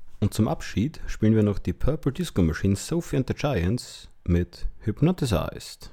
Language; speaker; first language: German; native; German